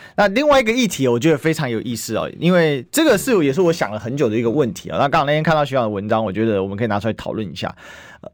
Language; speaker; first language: Chinese; native; Chinese